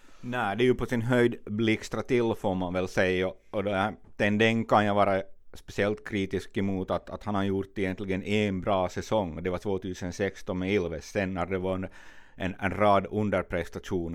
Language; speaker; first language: Swedish; native; Swedish